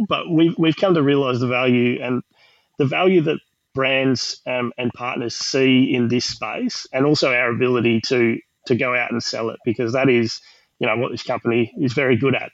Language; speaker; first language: English; native; English